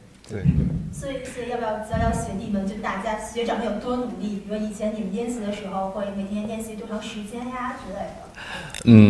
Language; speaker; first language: Chinese; native; Chinese